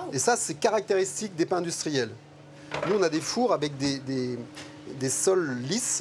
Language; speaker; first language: French; native; French